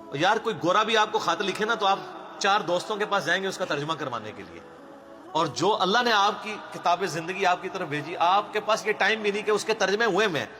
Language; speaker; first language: Urdu; native; Urdu